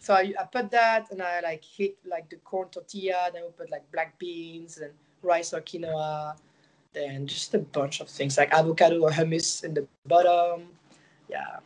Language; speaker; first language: English; non-native, fluent; French